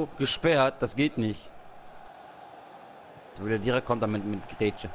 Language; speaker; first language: German; native; German